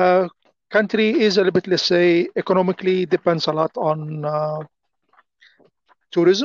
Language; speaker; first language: English; non-native, fluent; Arabic